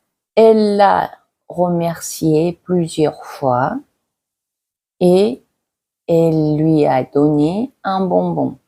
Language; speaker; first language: French; non-native, fluent; Mongolian